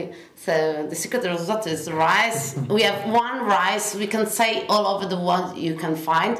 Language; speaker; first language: English; non-native, fluent; Italian